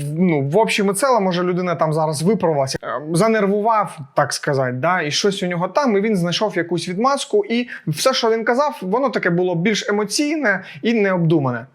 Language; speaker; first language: Ukrainian; non-native, local second language; Russian